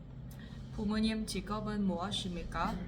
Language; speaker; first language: Korean; non-native, fluent; Vietnamese